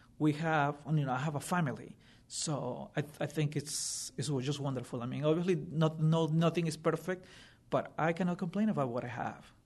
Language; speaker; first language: English; non-native, fluent; Spanish